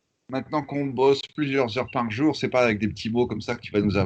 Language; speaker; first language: French; native; French